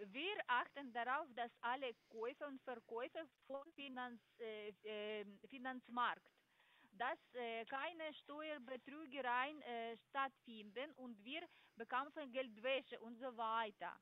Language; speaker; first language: German; non-native, learner; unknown